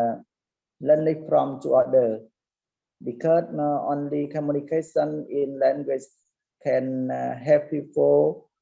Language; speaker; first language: English; non-native, learner; Khmer